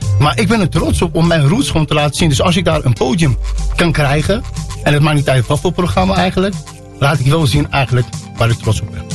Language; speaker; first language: Dutch; early bilingual, other home language; Riffian